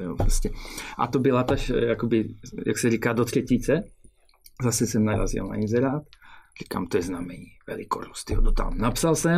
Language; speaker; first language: Czech; native; Czech